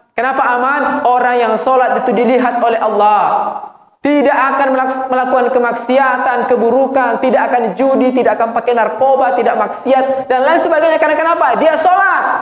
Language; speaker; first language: Malay; non-native, local second language; Buginese